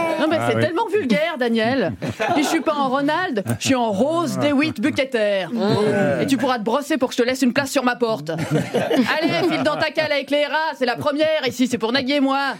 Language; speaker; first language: French; native; French